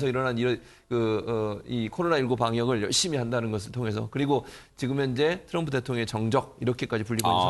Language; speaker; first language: Korean; native; Korean